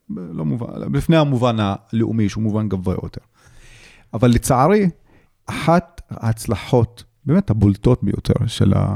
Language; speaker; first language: Hebrew; non-native, local second language; Arabic